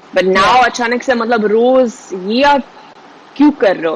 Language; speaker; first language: Hindi; non-native, learner; Swedish